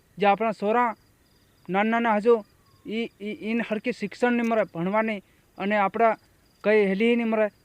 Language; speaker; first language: Gujarati; non-native, local second language; Bhili